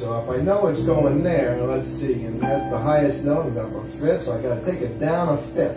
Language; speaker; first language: English; native; English